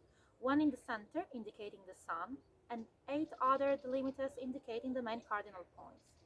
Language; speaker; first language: English; non-native, fluent; Italian